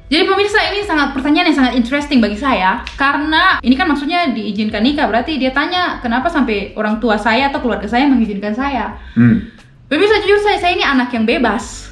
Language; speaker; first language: Indonesian; non-native, local second language; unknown